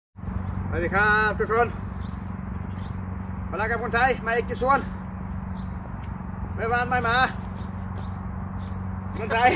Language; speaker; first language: Thai; non-native, learner; German